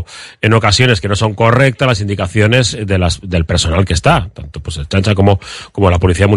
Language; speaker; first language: Spanish; native; Spanish